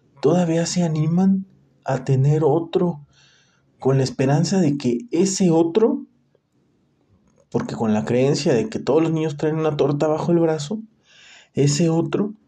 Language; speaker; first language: Spanish; native; Spanish